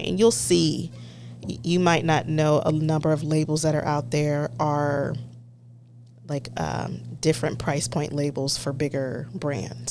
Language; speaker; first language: English; native; English